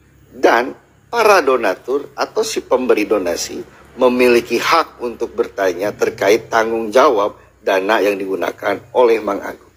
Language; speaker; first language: Indonesian; native; Indonesian